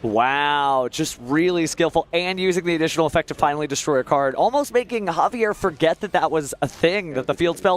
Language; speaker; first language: English; native; English